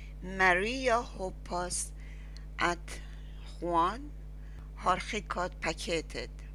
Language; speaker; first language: Swedish; non-native, learner; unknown